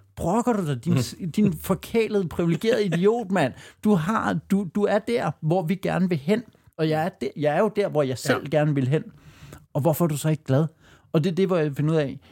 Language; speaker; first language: Danish; native; Danish